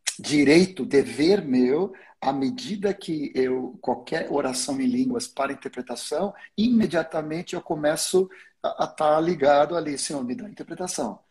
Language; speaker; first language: Portuguese; non-native, fluent; Swedish